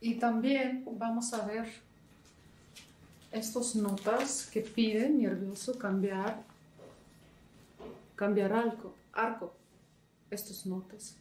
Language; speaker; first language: Spanish; non-native, fluent; Russian